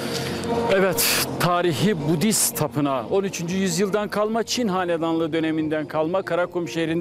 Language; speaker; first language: Turkish; native; Turkish